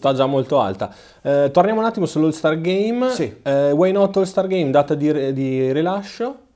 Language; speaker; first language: Italian; native; Italian